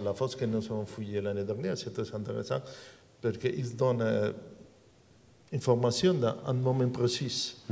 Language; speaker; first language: French; non-native, learner; Spanish